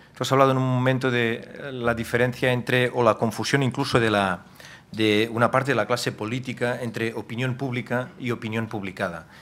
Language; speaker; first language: Spanish; non-native, local second language; Catalan